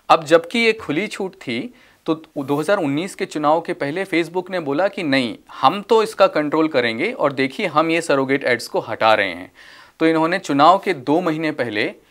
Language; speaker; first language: Hindi; native; Hindi